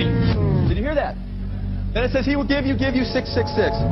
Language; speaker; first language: English; native; English